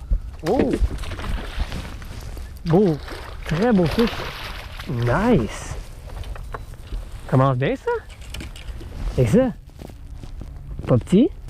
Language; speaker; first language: French; native; French